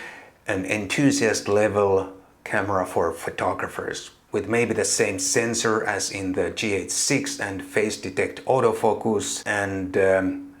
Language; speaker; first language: English; non-native, fluent; Finnish